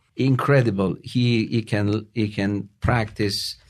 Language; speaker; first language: English; non-native, learner; Italian